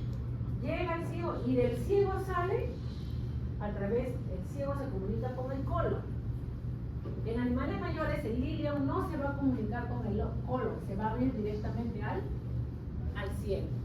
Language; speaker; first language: Spanish; native; Spanish